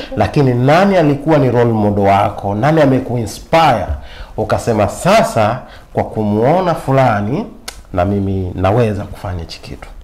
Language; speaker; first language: Swahili; native; Swahili